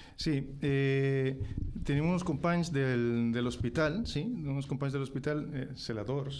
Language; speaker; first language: Catalan; non-native, fluent; Spanish